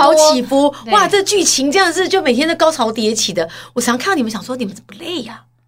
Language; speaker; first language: Chinese; native; Chinese